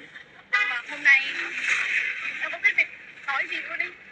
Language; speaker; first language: Vietnamese; non-native, fluent; Lao